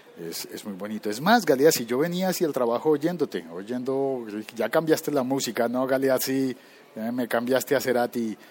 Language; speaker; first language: Spanish; native; Spanish